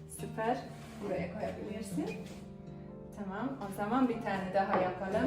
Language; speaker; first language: Turkish; non-native, fluent; Hungarian